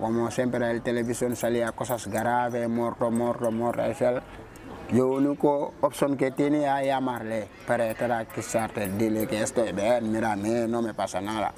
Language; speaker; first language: Spanish; non-native, learner; Wolof